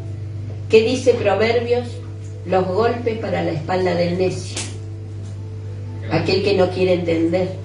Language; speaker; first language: Spanish; native; Spanish